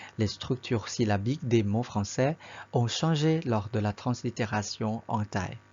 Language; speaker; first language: French; non-native, fluent; Thai